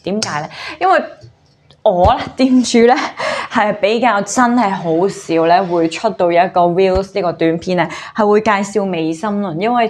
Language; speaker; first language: Cantonese; native; Cantonese